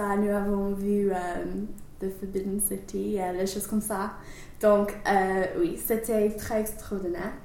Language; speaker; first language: French; non-native, learner; English